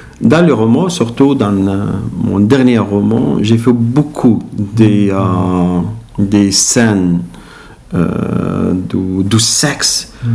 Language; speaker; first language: French; non-native, learner; Arabic